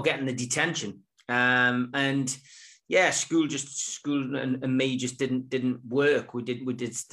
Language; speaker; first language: English; native; English